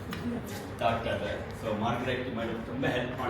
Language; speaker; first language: Kannada; non-native, learner; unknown